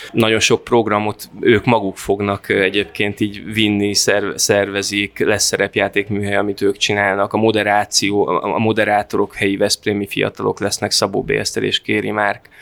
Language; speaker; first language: Hungarian; native; Hungarian